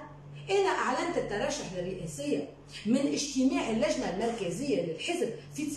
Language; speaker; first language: Arabic; native; Arabic